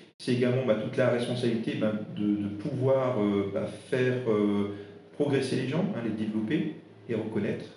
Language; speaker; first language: French; non-native, local second language; Swiss German